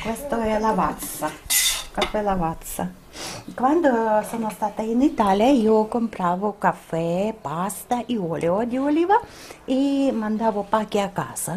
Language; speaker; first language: Italian; non-native, learner; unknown